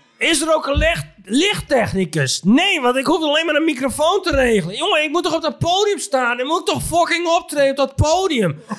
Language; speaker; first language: Dutch; native; Dutch